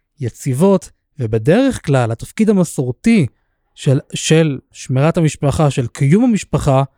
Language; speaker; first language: Hebrew; native; Hebrew